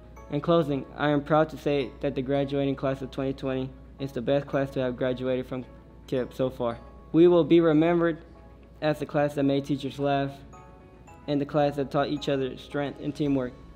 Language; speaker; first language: English; early bilingual, other home language; Spanish